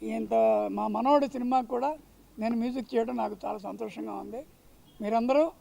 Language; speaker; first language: Telugu; native; Telugu